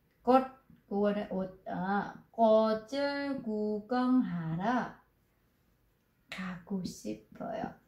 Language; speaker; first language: Korean; non-native, fluent; Vietnamese